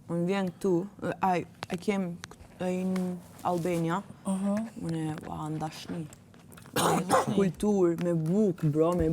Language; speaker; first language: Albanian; non-native, learner; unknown